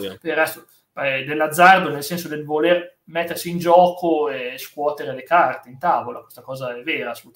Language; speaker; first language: Italian; native; Italian